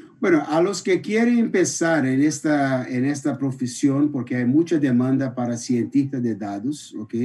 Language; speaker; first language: Spanish; non-native, fluent; Portuguese